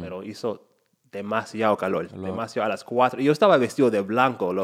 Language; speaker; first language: Spanish; non-native, fluent; English